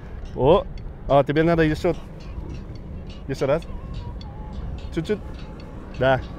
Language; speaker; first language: Russian; non-native, learner; German